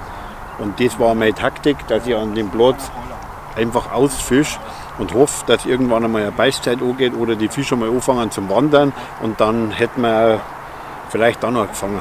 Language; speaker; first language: German; native; German